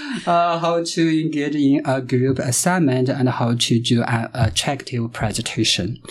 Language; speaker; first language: English; non-native, fluent; Chinese